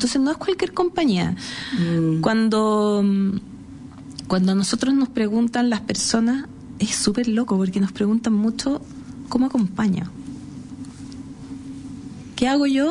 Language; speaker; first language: Spanish; native; Spanish